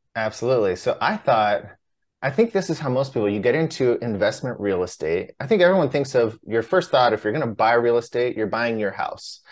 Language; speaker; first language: English; native; English